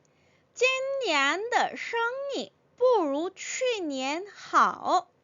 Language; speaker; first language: Chinese; non-native, fluent; Korean